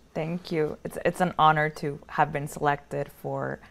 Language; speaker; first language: English; early bilingual, other home language; Spanish